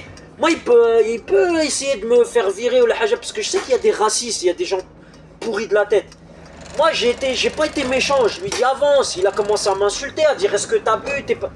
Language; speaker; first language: French; native; French